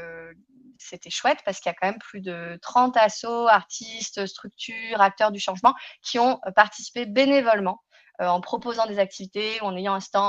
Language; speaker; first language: French; native; French